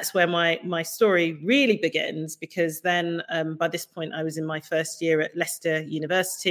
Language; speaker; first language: English; native; English